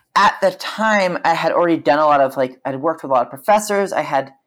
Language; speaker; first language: English; native; English